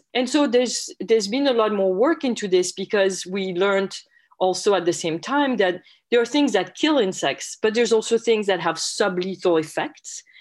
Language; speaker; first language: English; non-native, fluent; French